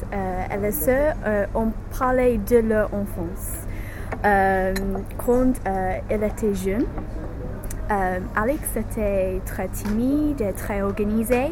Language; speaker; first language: French; non-native, learner; English